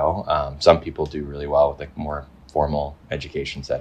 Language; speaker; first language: English; native; English